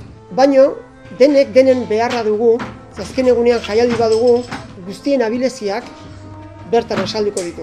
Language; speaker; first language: Basque; native; Basque